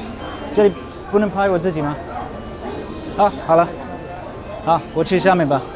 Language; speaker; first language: Chinese; non-native, fluent; English